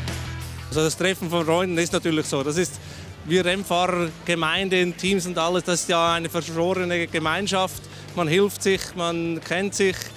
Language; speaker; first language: German; native; German